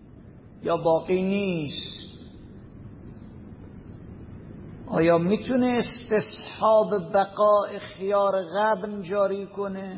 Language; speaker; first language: Persian; native; Persian